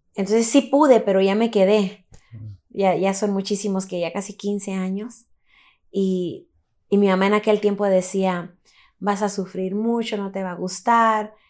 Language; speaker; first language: Spanish; early bilingual, heritage; Spanish